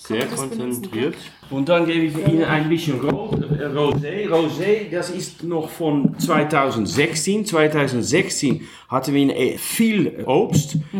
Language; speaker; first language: German; non-native, learner; Dutch